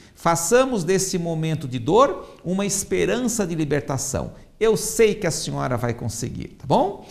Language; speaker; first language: Portuguese; native; Portuguese